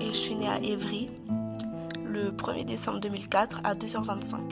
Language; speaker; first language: French; native; French